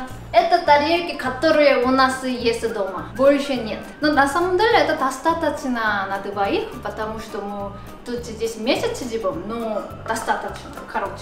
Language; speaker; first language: Russian; non-native, fluent; Korean